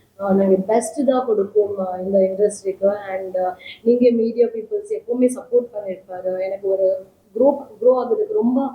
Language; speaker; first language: Tamil; non-native, learner; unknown